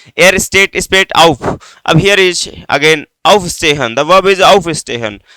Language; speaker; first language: Hindi; native; Hindi